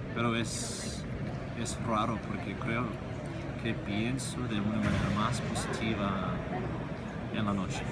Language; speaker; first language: Spanish; non-native, fluent; English